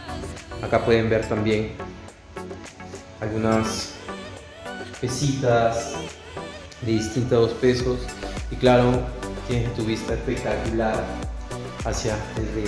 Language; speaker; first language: Spanish; native; Spanish